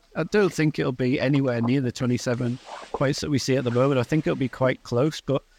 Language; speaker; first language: English; native; English